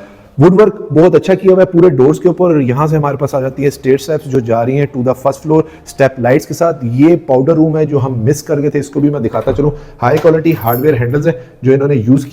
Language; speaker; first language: Urdu; native; Urdu